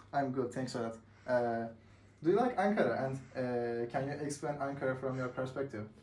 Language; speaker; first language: English; non-native, learner; Turkish